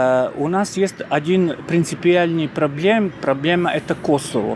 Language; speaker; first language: Russian; non-native, fluent; Serbian